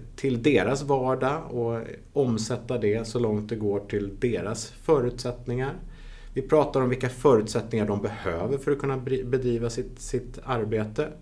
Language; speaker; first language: Swedish; early bilingual, other home language; Dutch